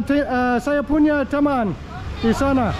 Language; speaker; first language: Indonesian; non-native, learner; English